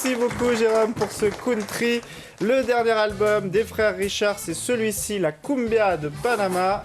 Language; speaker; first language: French; native; French